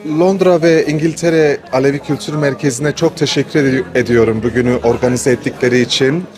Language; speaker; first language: Turkish; early bilingual, other home language; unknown